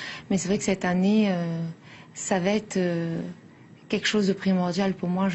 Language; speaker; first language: French; native; French